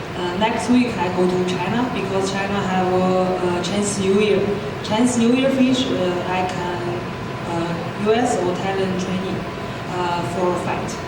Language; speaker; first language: English; non-native, learner; Chinese